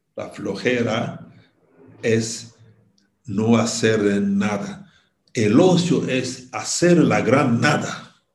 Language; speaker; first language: Spanish; non-native, fluent; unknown